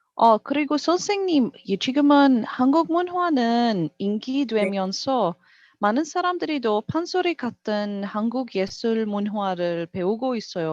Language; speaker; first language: Korean; non-native, learner; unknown